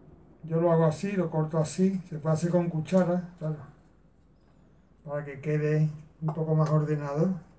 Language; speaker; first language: Spanish; native; Spanish